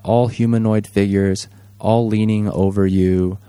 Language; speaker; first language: English; native; English